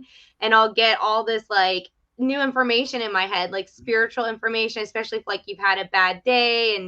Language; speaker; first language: English; native; English